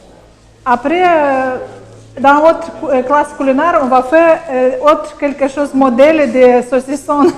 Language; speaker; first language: French; non-native, learner; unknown